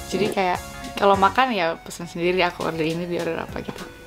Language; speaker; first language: Indonesian; early bilingual, heritage; Indonesian